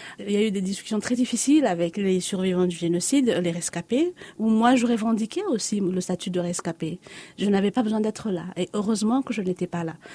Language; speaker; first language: French; non-native, local second language; Lingala